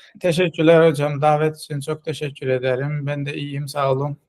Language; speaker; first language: Turkish; non-native, fluent; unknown